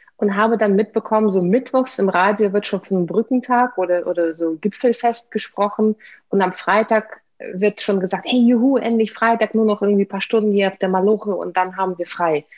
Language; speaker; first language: German; non-native, fluent; Russian